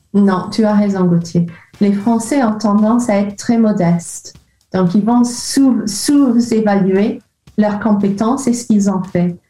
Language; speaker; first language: French; non-native, fluent; English